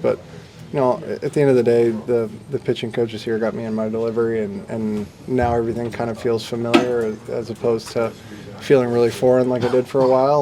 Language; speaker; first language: English; native; English